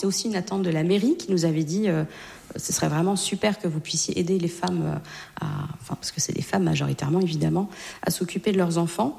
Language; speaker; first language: French; native; French